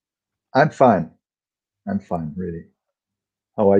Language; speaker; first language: English; non-native, fluent; German